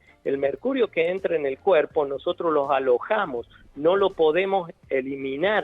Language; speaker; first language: Spanish; native; Spanish